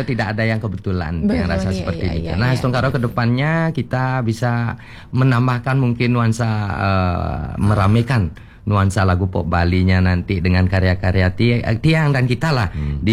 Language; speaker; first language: Indonesian; native; Indonesian